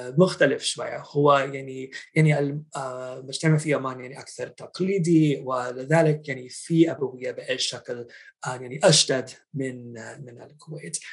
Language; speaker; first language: Arabic; non-native, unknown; English